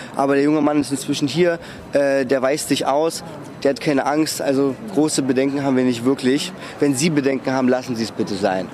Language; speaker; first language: German; early bilingual, other home language; Russian